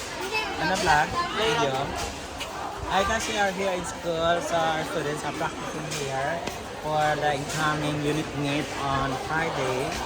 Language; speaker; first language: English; non-native, local second language; Hiligaynon